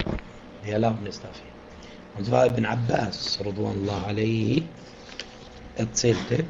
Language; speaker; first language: German; non-native, fluent; Arabic